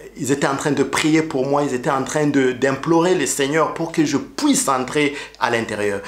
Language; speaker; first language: French; non-native, local second language; Kinyarwanda